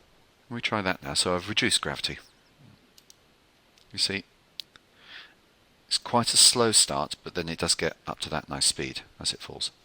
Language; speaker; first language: English; native; English